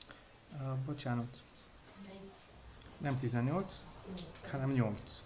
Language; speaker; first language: Hungarian; non-native, learner; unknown